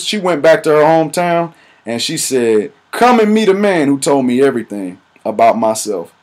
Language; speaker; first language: English; native; English